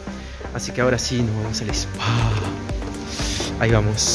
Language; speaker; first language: Spanish; native; Spanish